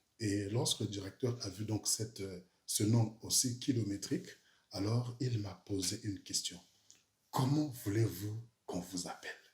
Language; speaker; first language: French; early bilingual, other home language; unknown